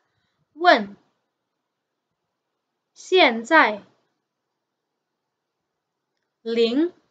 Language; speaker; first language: Chinese; non-native, fluent; Indonesian